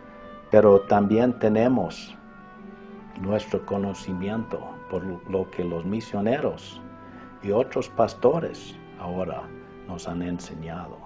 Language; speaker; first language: Spanish; non-native, fluent; English